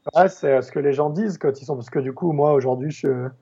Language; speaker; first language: French; native; French